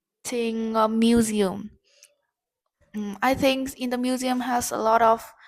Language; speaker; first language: English; non-native, learner; Vietnamese